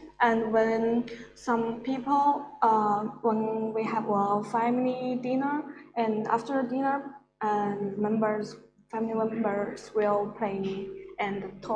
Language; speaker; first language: English; non-native, fluent; Chinese